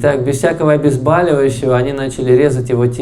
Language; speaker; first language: Russian; native; Russian